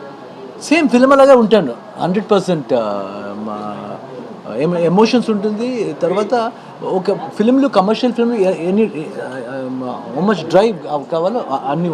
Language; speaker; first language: Telugu; non-native, learner; Kannada